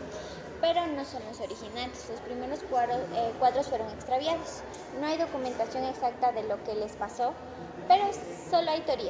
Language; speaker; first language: Spanish; native; Spanish